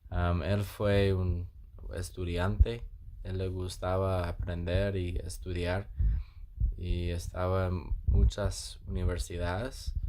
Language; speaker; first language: Spanish; non-native, learner; English